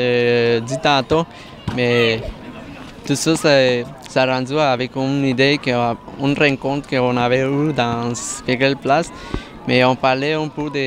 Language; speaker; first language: French; non-native, learner; Spanish